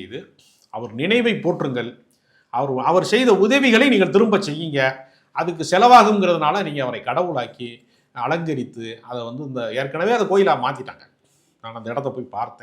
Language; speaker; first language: Tamil; native; Tamil